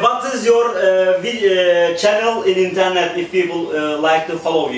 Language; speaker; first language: English; non-native, learner; Turkish